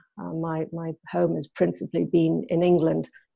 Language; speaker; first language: English; native; English